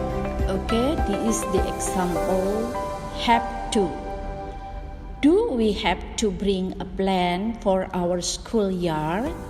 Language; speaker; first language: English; non-native, learner; Indonesian